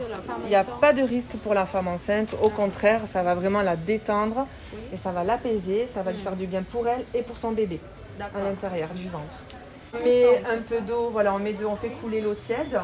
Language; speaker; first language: French; native; French